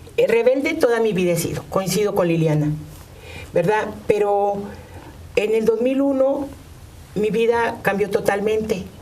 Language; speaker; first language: Spanish; native; Spanish